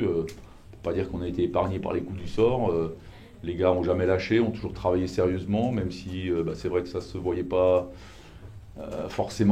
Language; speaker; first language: French; native; French